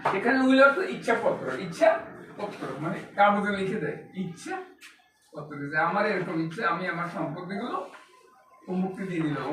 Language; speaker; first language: Bangla; native; Bangla